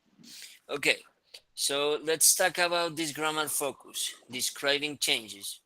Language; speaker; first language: English; non-native, fluent; Spanish